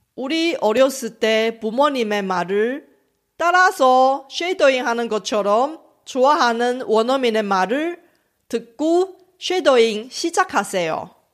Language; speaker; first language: Korean; non-native, local second language; Chinese